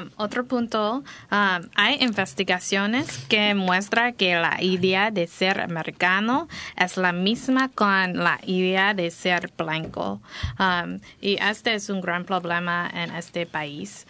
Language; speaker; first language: Spanish; non-native, learner; English